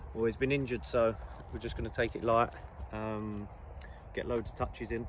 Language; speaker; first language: English; native; English